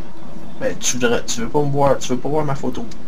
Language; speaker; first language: French; native; French